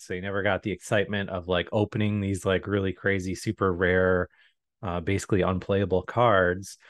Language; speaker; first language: English; native; English